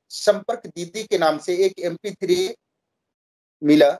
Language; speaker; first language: Hindi; native; Hindi